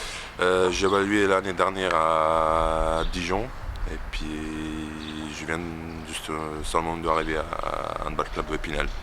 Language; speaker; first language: French; non-native, fluent; Bosnian